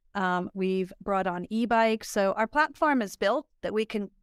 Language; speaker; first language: English; native; English